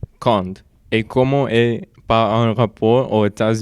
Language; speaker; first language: French; non-native, learner; English